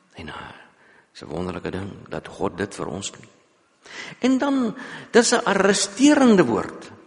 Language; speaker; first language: Afrikaans; non-native, local second language; English